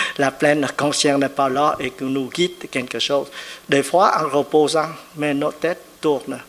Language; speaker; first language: French; non-native, fluent; Vietnamese